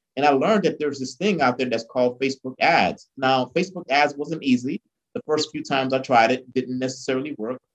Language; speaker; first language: English; early bilingual, other home language; Haitian Creole